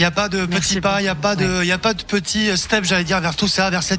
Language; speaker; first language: French; native; French